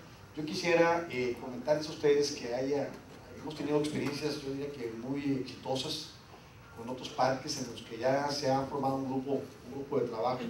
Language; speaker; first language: Spanish; native; Spanish